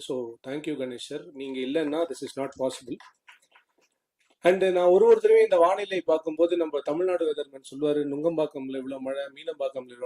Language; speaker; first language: Tamil; native; Tamil